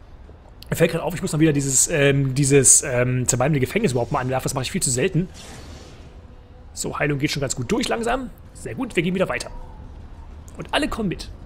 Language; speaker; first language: German; native; German